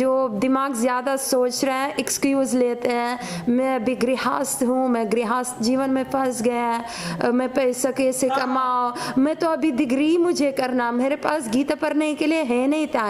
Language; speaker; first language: Hindi; non-native, fluent; Ukrainian